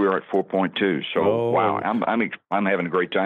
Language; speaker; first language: English; native; English